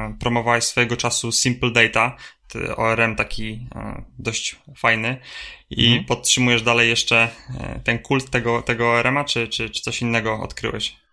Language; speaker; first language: Polish; native; Polish